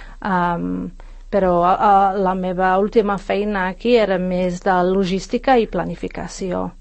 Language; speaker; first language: Catalan; non-native, fluent; English